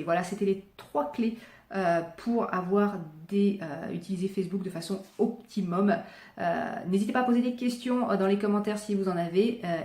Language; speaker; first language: French; native; French